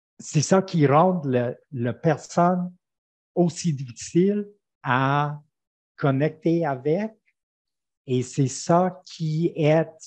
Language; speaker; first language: French; non-native, fluent; English